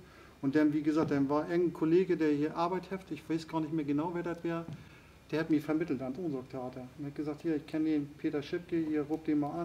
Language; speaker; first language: German; native; German